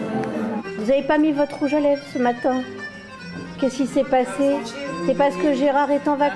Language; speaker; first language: French; native; French